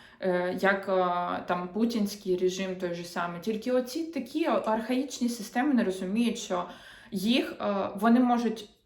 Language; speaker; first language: Ukrainian; non-native, local second language; Russian